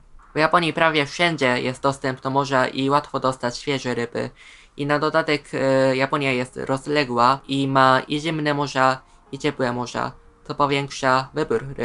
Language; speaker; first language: Polish; non-native, fluent; Japanese